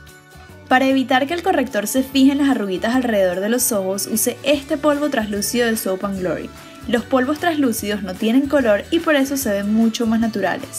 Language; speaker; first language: Spanish; native; Spanish